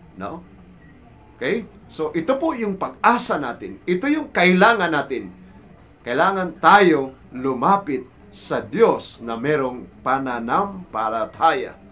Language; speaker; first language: Filipino; non-native, local second language; Cebuano